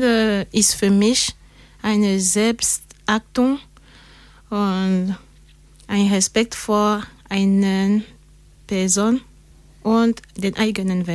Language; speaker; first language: German; non-native, learner; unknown